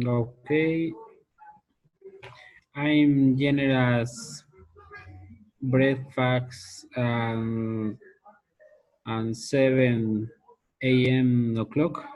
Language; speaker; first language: English; non-native, learner; Spanish